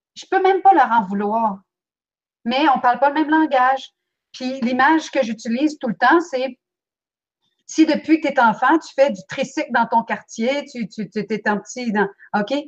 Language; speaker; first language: French; native; French